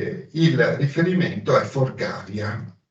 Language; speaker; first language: Italian; native; Italian